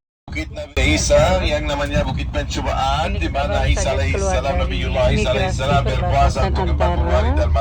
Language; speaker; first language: Indonesian; non-native, fluent; Arabic